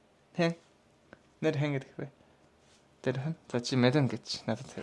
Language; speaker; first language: Mongolian; non-native, learner; Japanese